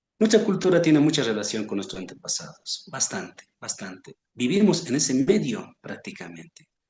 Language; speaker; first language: Spanish; non-native, local second language; Aymara